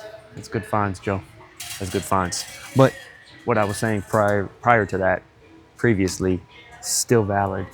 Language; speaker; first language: English; native; English